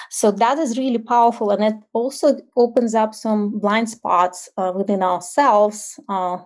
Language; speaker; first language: English; non-native, fluent; Ukrainian